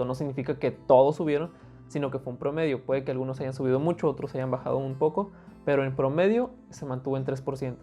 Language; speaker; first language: Spanish; native; Spanish